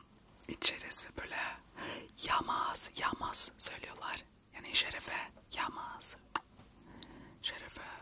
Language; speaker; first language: Turkish; early bilingual, heritage; Turkish